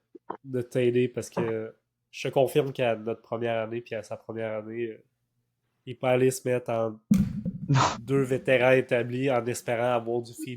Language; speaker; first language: French; native; French